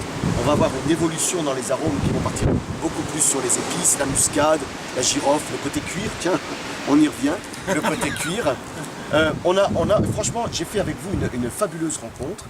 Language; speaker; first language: French; native; French